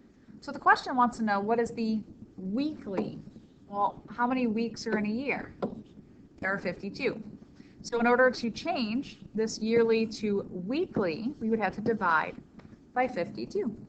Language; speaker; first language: English; native; English